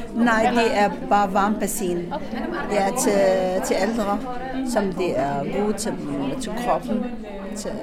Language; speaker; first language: Danish; non-native, fluent; Arabic